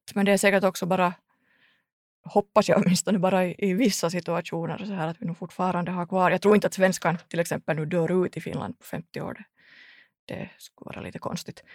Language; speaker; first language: Swedish; native; Swedish